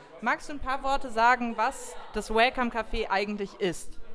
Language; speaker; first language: German; native; German